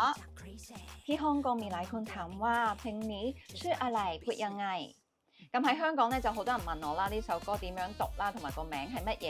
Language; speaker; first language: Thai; non-native, learner; Cantonese